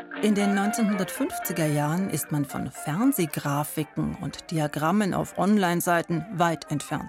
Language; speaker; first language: German; native; German